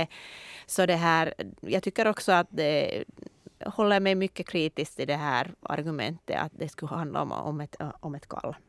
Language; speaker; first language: Swedish; non-native, local second language; Finnish